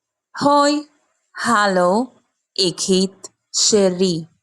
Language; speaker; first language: Dutch; non-native, learner; Arabic